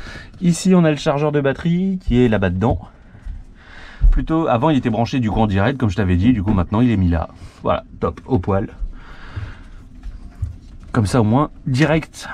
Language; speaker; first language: French; native; French